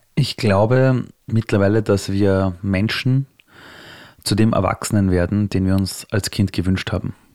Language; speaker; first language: German; early bilingual, other home language; Persian